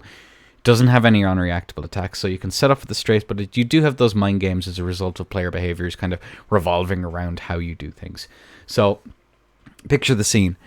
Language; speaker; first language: English; native; English